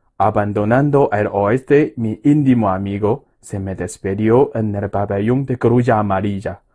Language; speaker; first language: Spanish; non-native, fluent; Chinese